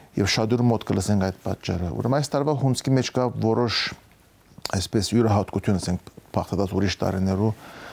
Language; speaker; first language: Armenian; early bilingual, heritage; Armenian